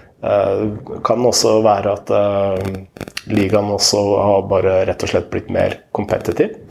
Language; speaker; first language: Norwegian; native; Norwegian